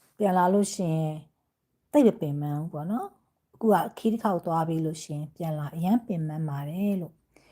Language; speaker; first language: Burmese; native; Burmese